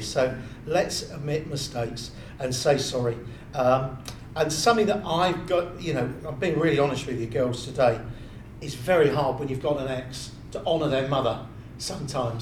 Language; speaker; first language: English; native; English